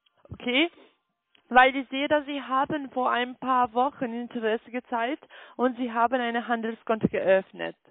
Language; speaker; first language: German; non-native, learner; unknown